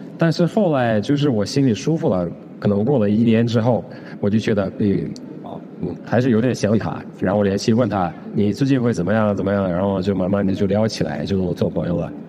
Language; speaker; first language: Chinese; non-native, fluent; Russian